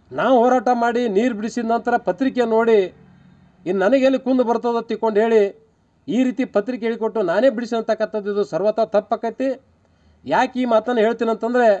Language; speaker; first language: Kannada; native; Kannada